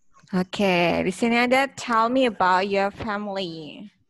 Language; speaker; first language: English; non-native, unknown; Indonesian